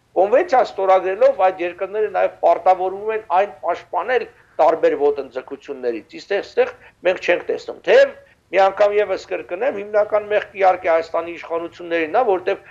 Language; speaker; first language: Armenian; native; Armenian